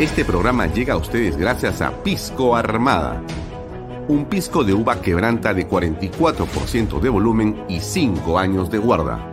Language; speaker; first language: Spanish; native; Spanish